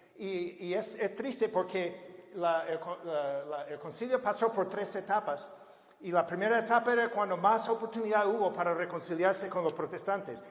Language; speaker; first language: Spanish; non-native, fluent; English